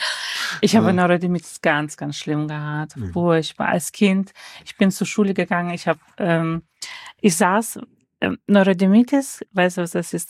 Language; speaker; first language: German; early bilingual, other home language; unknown